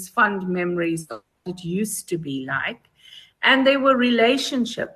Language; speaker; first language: English; native; English